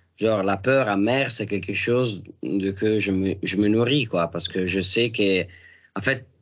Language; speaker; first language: French; non-native, fluent; Italian